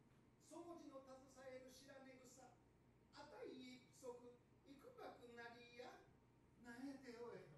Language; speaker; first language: Japanese; native; Japanese